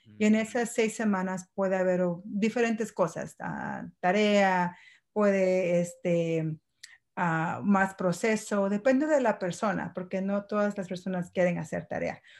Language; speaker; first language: Spanish; early bilingual, heritage; Spanish